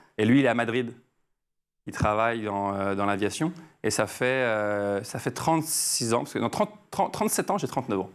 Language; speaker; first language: French; native; French